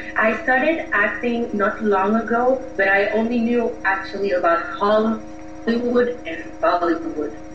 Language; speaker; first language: English; non-native, fluent; Haitian Creole